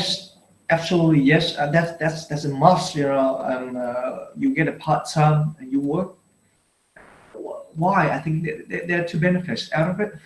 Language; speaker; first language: English; non-native, fluent; Vietnamese